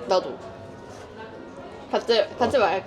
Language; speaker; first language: Korean; non-native, fluent; Japanese